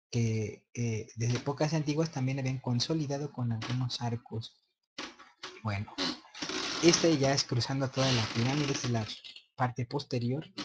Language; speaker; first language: Spanish; native; Spanish